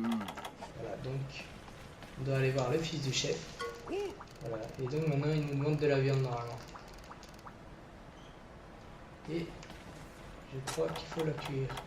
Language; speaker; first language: French; native; French